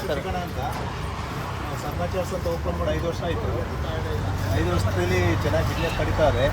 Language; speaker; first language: Kannada; native; Kannada